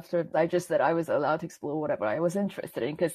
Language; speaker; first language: English; non-native, fluent; Korean